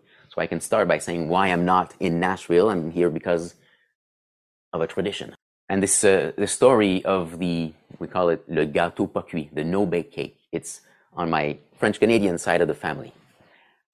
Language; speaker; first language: English; non-native, fluent; French